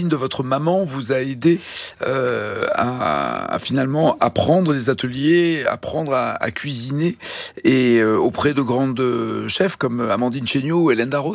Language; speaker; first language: French; native; French